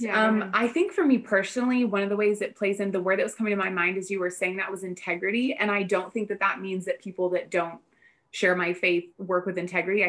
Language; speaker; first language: English; native; English